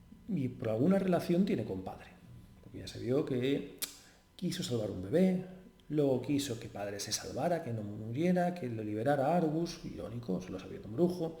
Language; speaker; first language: Spanish; native; Spanish